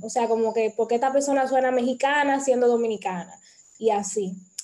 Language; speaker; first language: Spanish; early bilingual, heritage; Spanish